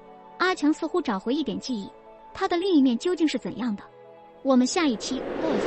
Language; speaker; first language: Chinese; native; Chinese